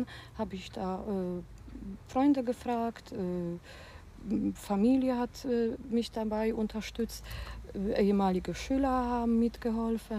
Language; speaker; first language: German; non-native, fluent; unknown